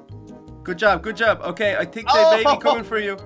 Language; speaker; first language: English; native; English